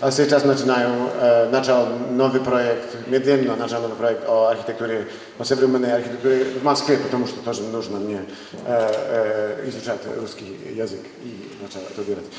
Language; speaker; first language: Russian; non-native, learner; Polish